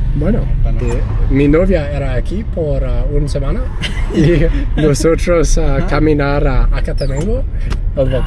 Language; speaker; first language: Spanish; non-native, learner; English